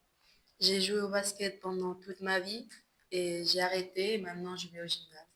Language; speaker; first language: French; non-native, learner; Spanish